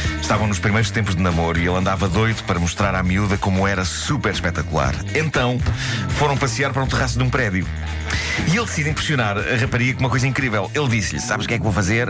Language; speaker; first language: Portuguese; native; Portuguese